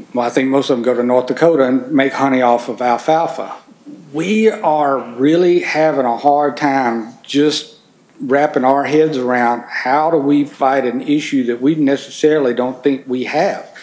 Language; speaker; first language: English; native; English